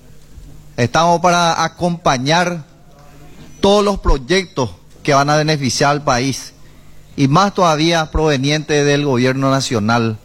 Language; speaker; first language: Spanish; native; Spanish